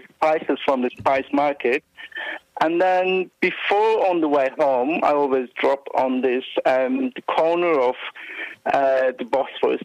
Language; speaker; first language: English; non-native, fluent; Turkish